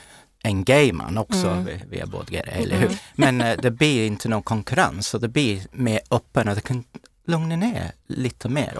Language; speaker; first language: Swedish; non-native, learner; English